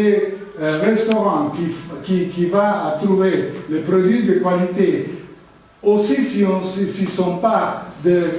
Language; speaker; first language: French; non-native, learner; Italian